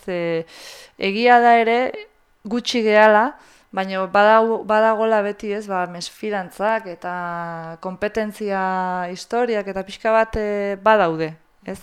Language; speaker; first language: Basque; native; Basque